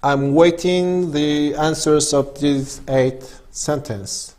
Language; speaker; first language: English; non-native, fluent; Kazakh